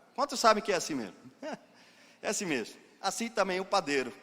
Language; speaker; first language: Portuguese; non-native, fluent; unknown